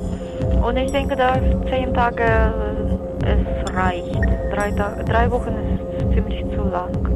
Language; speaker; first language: German; non-native, fluent; Armenian